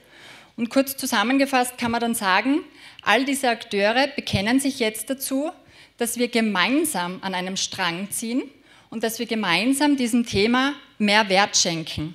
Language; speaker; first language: German; native; German